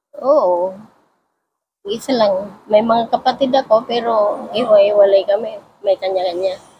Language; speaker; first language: Filipino; native; Filipino